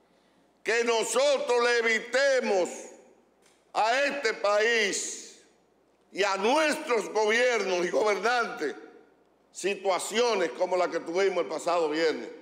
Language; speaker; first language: Spanish; native; Spanish